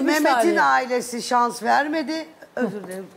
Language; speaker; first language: Turkish; native; Turkish